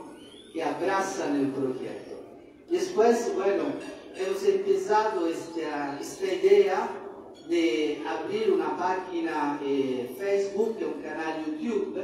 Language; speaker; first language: Spanish; non-native, fluent; Italian